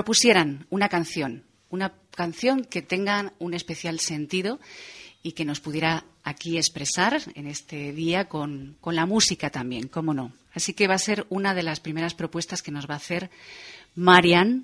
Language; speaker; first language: Spanish; native; Spanish